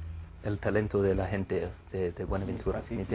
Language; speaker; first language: Spanish; non-native, learner; English